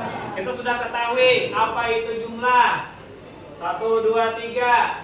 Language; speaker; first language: Indonesian; native; Indonesian